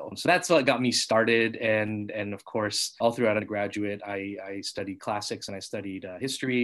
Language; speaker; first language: English; native; English